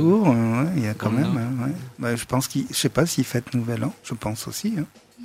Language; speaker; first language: French; native; French